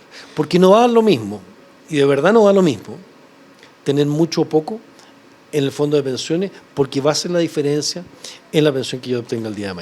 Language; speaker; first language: Spanish; native; Spanish